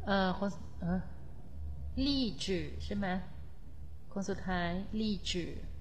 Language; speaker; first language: Thai; native; Thai